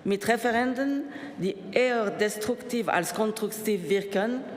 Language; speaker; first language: German; non-native, local second language; French